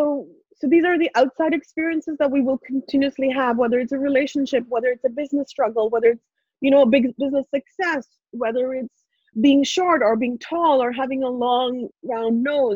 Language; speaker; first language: English; non-native, local second language; Punjabi